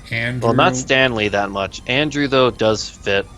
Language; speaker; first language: English; native; English